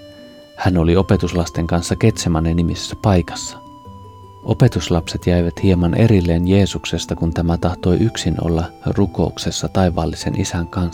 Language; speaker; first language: Finnish; native; Finnish